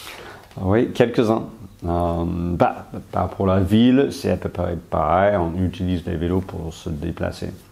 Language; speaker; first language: French; non-native, fluent; English